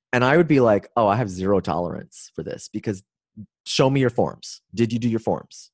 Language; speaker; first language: English; native; English